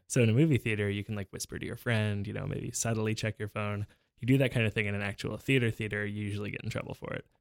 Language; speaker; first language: English; native; English